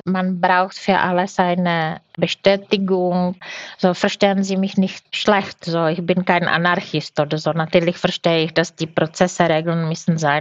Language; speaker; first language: German; non-native, fluent; Czech